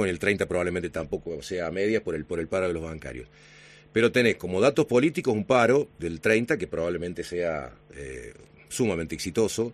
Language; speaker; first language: Spanish; native; Spanish